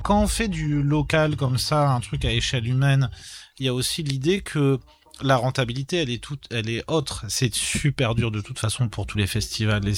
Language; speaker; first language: French; native; French